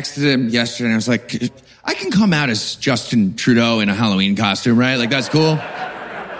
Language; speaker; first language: English; native; English